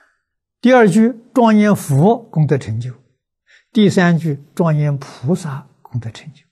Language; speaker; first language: Chinese; native; Chinese